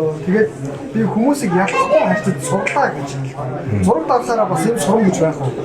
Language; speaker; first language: Mongolian; native; Mongolian